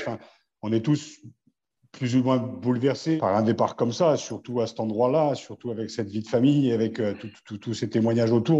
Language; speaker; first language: French; native; French